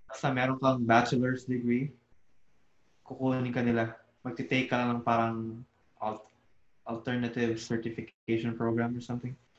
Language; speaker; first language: Filipino; native; Filipino